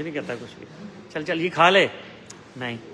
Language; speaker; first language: Hindi; non-native, local second language; Punjabi